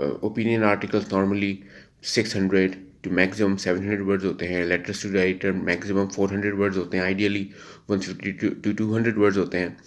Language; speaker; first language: Urdu; native; Urdu